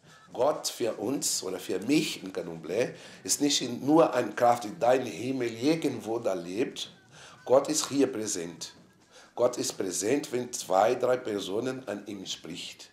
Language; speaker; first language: German; non-native, fluent; Portuguese